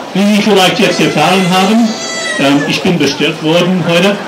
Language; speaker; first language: German; non-native, fluent; English